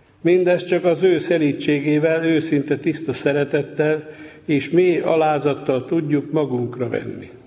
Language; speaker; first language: Hungarian; native; Hungarian